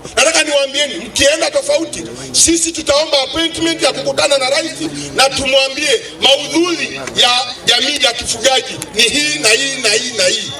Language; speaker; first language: Swahili; non-native, local second language; Masai